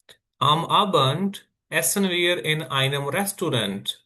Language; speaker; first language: German; non-native, fluent; Urdu